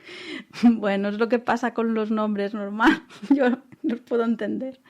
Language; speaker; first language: Spanish; native; Spanish